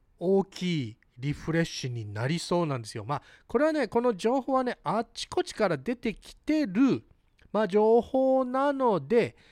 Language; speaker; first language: Japanese; early bilingual, heritage; Japanese